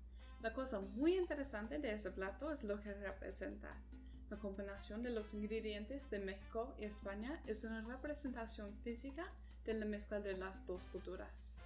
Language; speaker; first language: Spanish; non-native, learner; English